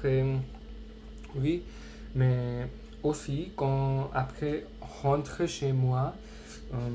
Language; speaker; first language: French; non-native, learner; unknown